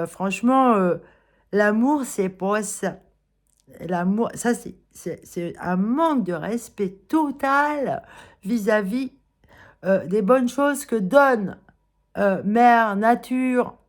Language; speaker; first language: French; native; French